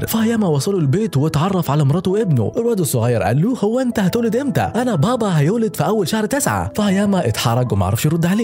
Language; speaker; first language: Arabic; native; Arabic